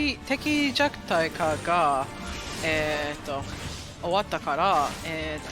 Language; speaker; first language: Japanese; non-native, fluent; English